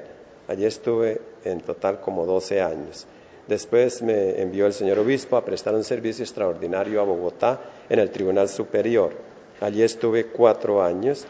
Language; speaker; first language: Spanish; native; Spanish